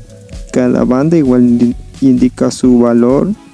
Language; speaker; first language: Spanish; native; Spanish